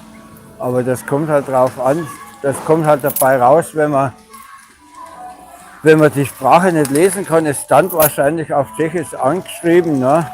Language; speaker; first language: German; native; German